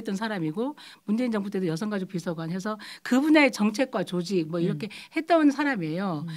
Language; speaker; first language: Korean; native; Korean